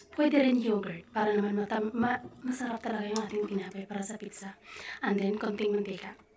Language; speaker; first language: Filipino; non-native, local second language; Cebuano